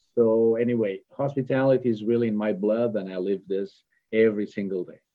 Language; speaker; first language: English; non-native, fluent; Portuguese